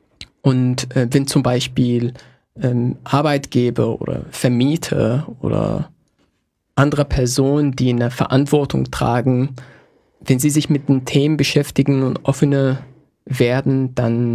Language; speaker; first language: German; native; German